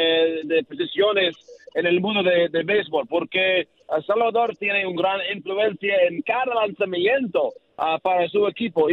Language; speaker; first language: Spanish; non-native, learner; English